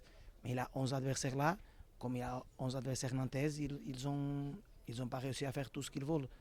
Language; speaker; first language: French; non-native, learner; Portuguese